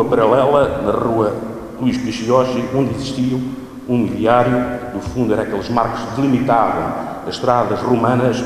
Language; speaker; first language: Portuguese; native; Portuguese